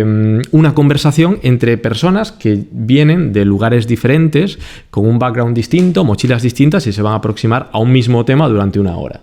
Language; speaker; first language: Spanish; native; Spanish